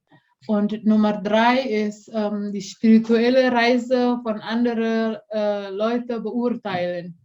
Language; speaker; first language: German; non-native, fluent; Indonesian